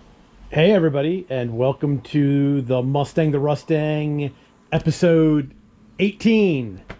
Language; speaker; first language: English; native; English